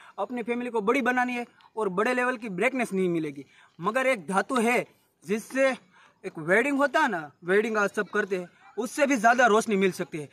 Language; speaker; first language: Hindi; non-native, local second language; Gujarati